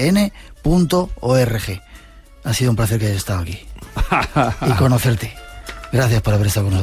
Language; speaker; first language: Spanish; native; Spanish